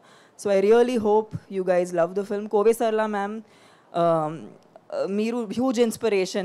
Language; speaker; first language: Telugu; non-native, fluent; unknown